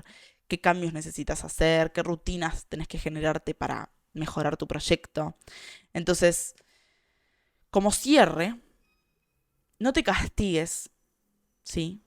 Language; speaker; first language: Spanish; native; Spanish